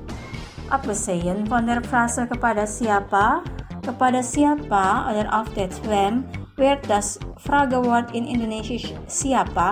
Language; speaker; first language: German; non-native, fluent; Indonesian